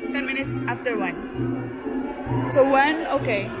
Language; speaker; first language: English; non-native, fluent; Indonesian